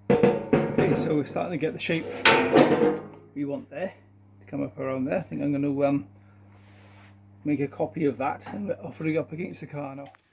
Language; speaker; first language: English; native; English